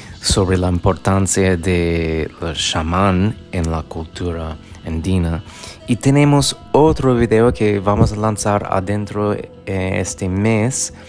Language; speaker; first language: Spanish; non-native, fluent; English